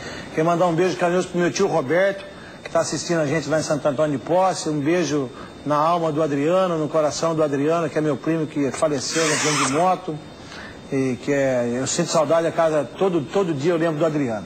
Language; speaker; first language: Portuguese; native; Portuguese